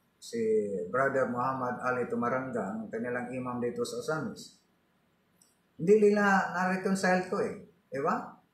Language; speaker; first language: Filipino; non-native, local second language; Cebuano